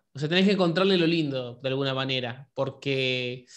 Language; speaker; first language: Spanish; native; Spanish